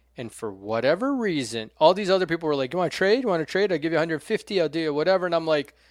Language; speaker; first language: English; non-native, fluent; Portuguese